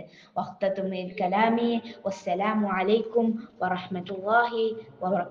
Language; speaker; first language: Arabic; non-native, learner; Malayalam